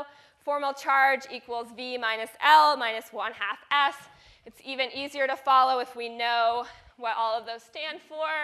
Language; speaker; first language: English; native; English